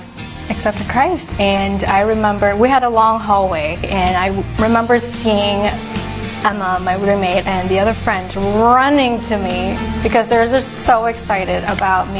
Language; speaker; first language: English; non-native, local second language; Cantonese